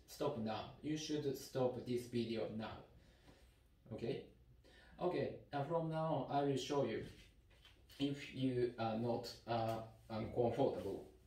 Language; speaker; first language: English; non-native, learner; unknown